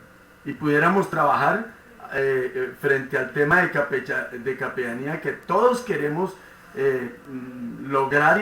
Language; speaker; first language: Spanish; native; Spanish